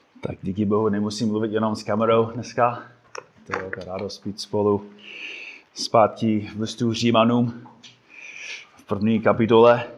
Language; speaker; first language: Czech; non-native, fluent; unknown